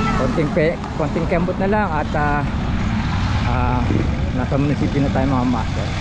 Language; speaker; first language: Filipino; native; Filipino